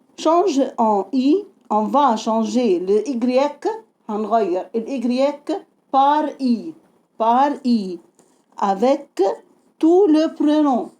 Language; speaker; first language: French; non-native, fluent; Arabic